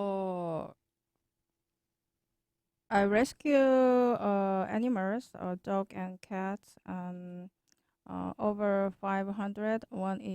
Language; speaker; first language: English; non-native, learner; Korean